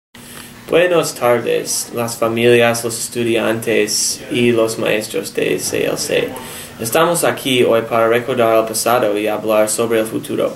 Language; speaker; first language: Spanish; non-native, learner; English